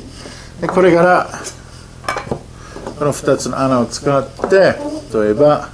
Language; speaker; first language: Japanese; non-native, fluent; English